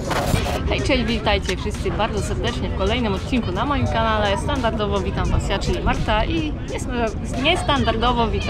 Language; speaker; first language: Polish; native; Polish